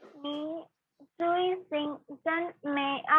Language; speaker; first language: Chinese; non-native, learner; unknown